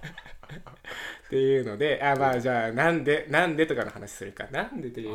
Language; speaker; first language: Japanese; native; Japanese